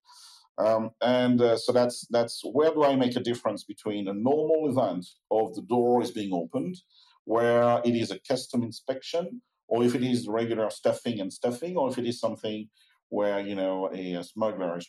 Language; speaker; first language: English; non-native, fluent; French